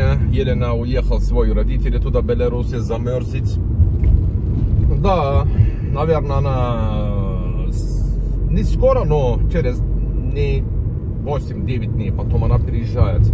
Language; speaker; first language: Russian; non-native, learner; Turkish